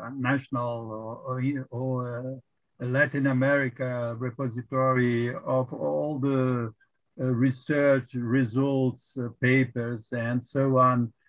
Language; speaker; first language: English; non-native, fluent; Portuguese